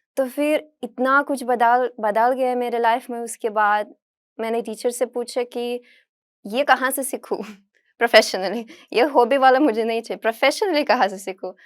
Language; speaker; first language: Hindi; non-native, fluent; Russian